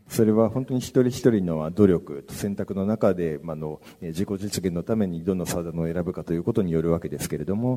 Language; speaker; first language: Japanese; native; Japanese